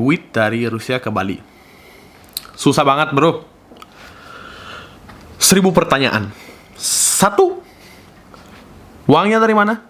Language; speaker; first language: Indonesian; non-native, fluent; Russian